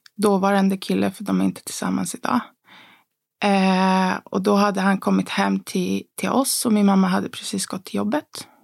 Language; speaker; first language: Swedish; early bilingual, other home language; Spanish